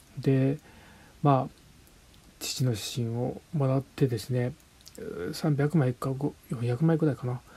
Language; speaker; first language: Japanese; native; Japanese